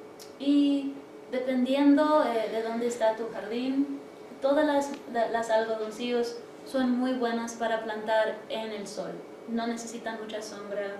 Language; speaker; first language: Spanish; early bilingual, heritage; English